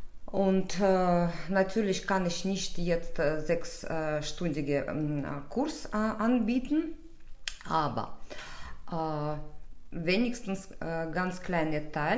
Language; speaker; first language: German; non-native, learner; Russian